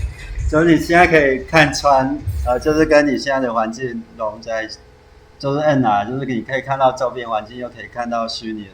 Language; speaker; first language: Chinese; native; Chinese